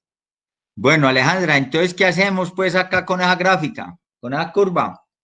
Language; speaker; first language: Spanish; native; Spanish